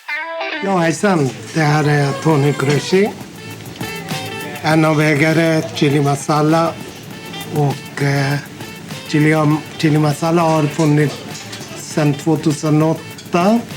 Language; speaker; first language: Swedish; non-native, fluent; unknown